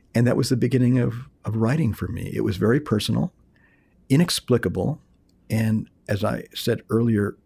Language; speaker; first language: English; early bilingual, other home language; Spanish